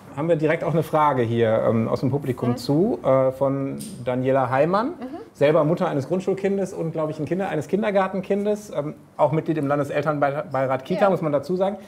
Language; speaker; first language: German; native; German